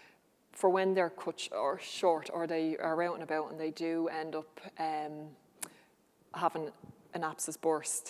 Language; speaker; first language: English; native; English